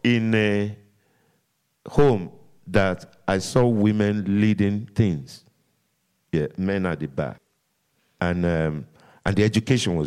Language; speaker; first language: English; non-native, local second language; Yoruba